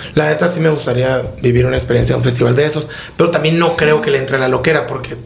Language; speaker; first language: Spanish; native; Spanish